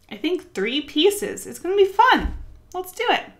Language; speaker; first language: English; native; English